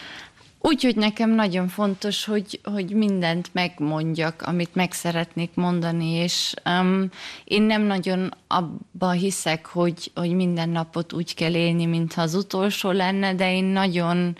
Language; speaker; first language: Hungarian; early bilingual, heritage; German